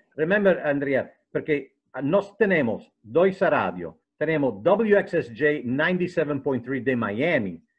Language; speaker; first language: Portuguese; non-native, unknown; Italian